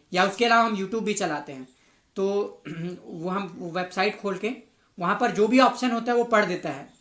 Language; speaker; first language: Hindi; native; Hindi